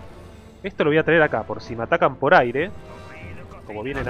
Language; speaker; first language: Spanish; native; Spanish